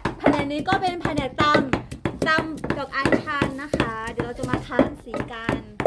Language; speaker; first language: Thai; non-native, local second language; Karen languages